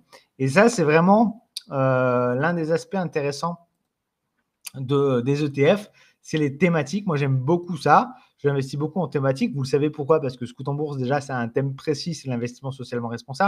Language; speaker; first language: French; native; French